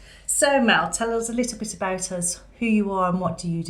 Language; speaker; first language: English; native; English